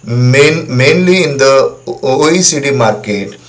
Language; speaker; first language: English; non-native, local second language; Marathi